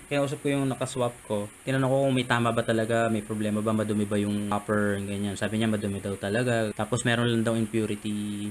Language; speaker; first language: Filipino; native; Filipino